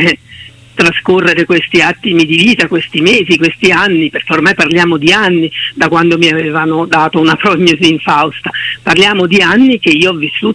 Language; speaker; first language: Italian; native; Italian